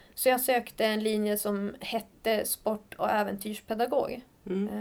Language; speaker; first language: Swedish; native; Swedish